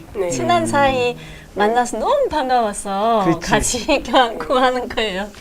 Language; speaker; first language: Korean; non-native, fluent; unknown